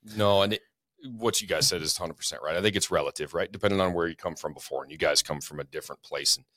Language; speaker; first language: English; native; English